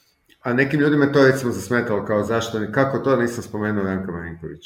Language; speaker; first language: Serbian; native; Serbian